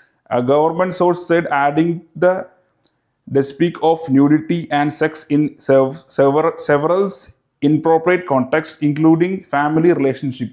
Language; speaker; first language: English; non-native, local second language; Malayalam